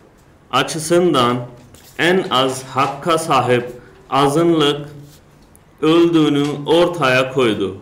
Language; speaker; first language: Turkish; non-native, learner; Urdu